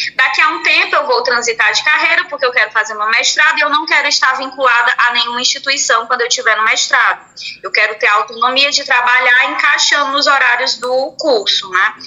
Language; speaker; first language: Portuguese; native; Portuguese